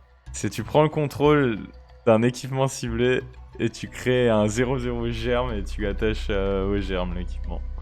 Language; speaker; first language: French; native; French